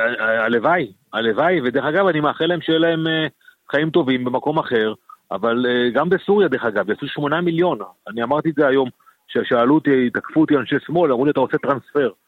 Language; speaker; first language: Hebrew; native; Hebrew